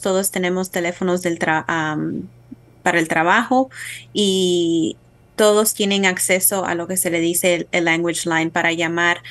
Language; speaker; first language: Spanish; early bilingual, heritage; Spanish